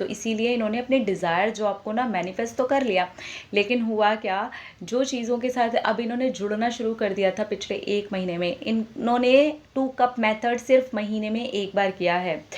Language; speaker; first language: Hindi; non-native, local second language; Bangla